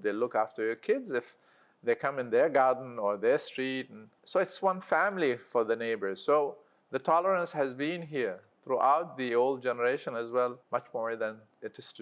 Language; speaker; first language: English; non-native, local second language; Arabic